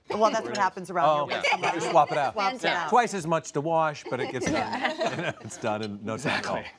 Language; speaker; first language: English; native; English